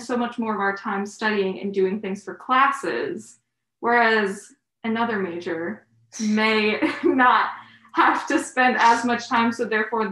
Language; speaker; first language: English; native; English